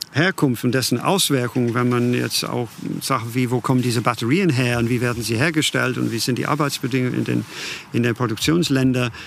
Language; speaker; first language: German; non-native, fluent; English